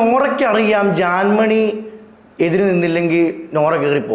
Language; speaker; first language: Malayalam; native; Malayalam